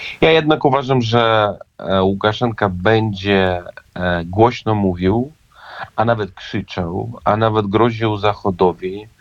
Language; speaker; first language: Polish; non-native, fluent; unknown